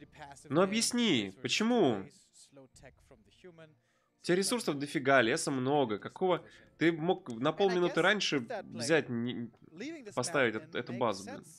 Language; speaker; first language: Russian; native; Russian